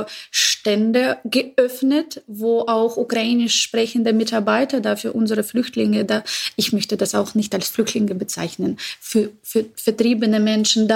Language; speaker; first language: German; non-native, fluent; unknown